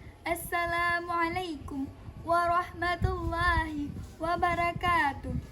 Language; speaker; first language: Arabic; non-native, learner; Indonesian